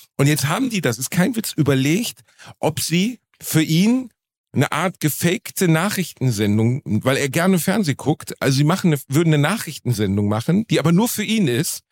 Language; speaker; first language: German; native; German